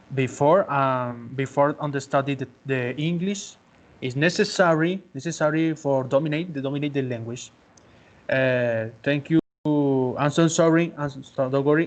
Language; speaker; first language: English; non-native, learner; Spanish